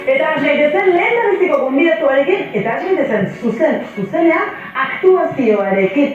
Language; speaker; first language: Basque; native; Basque